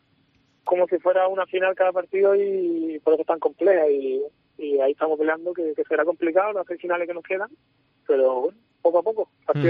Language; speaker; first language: Spanish; native; Spanish